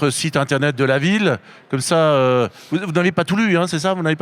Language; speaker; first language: French; native; French